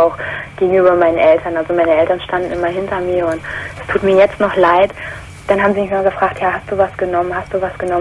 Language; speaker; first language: German; native; German